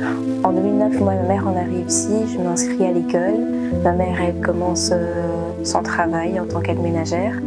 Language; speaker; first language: French; early bilingual, other home language; Portuguese